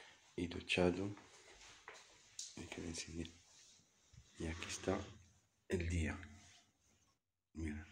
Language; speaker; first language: Spanish; non-native, fluent; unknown